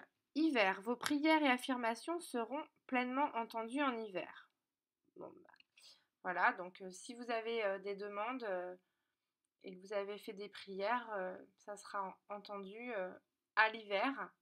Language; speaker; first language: French; native; French